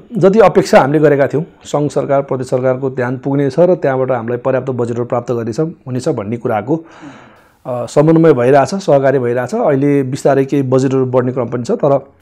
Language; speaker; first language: Nepali; non-native, local second language; Gurung